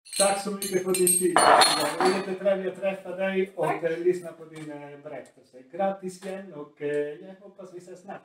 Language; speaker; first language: Swedish; non-native, fluent; Italian